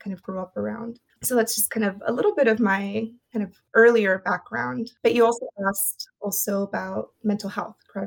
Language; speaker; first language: English; early bilingual, other home language; Spanish